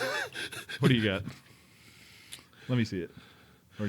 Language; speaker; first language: English; native; English